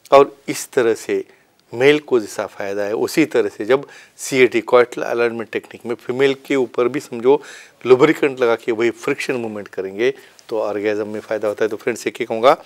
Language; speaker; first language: Hindi; non-native, local second language; Marathi